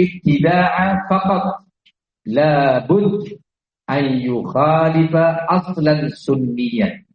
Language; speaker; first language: Arabic; non-native, fluent; Indonesian